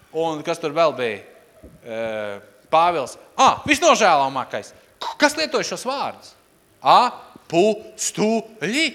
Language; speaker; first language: Latvian; non-native, local second language; Russian